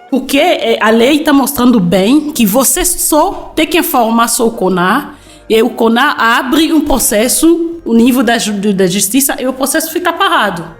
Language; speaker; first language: Portuguese; non-native, fluent; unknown